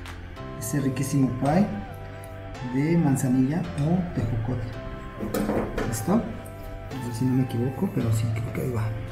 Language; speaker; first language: Spanish; native; Spanish